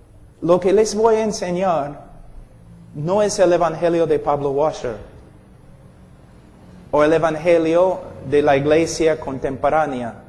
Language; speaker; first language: Spanish; non-native, fluent; English